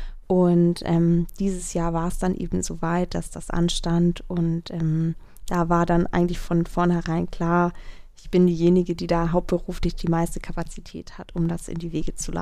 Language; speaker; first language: German; native; German